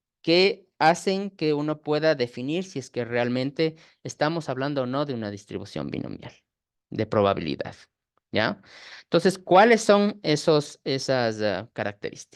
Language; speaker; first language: Spanish; native; Spanish